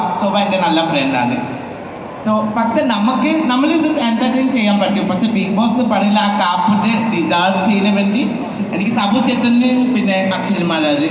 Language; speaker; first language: Malayalam; non-native, local second language; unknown